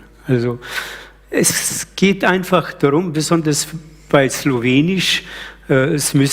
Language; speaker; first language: German; early bilingual, other home language; Slovenian